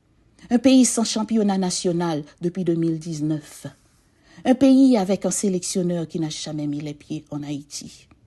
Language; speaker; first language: French; non-native, local second language; Haitian Creole